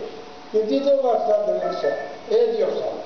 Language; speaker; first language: Greek; early bilingual, other home language; Turkish